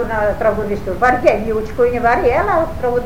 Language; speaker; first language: Greek; native; Greek